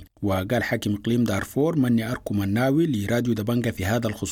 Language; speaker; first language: Arabic; native; Arabic